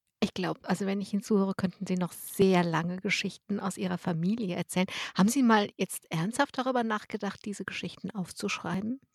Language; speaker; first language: German; native; German